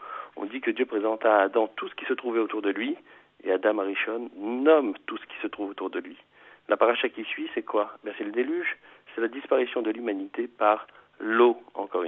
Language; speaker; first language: French; native; French